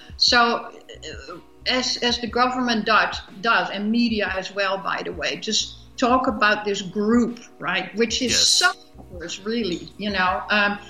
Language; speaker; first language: English; non-native, fluent; Dutch